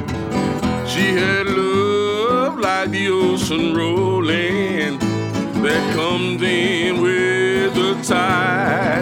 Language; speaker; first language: English; native; English